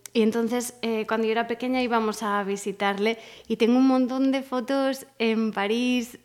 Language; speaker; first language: Spanish; native; Spanish